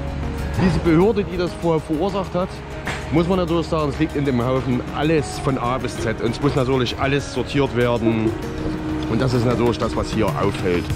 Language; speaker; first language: German; native; German